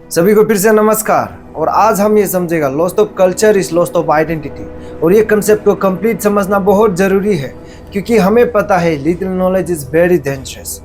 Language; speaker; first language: Hindi; non-native, local second language; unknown